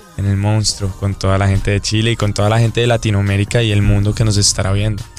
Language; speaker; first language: Spanish; native; Spanish